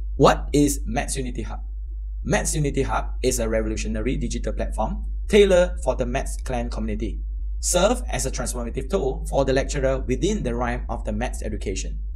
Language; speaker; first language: English; native; English